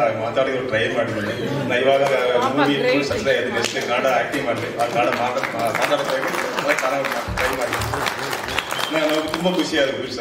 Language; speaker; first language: Kannada; non-native, learner; Tamil